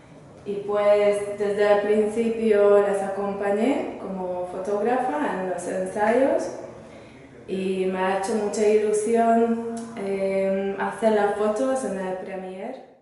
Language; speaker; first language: Spanish; non-native, fluent; Hungarian